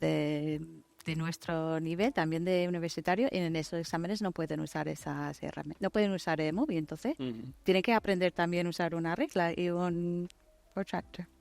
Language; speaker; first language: Spanish; non-native, fluent; English